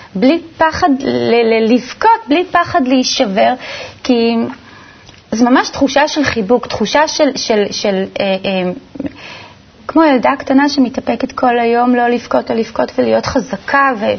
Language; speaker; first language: Hebrew; native; Hebrew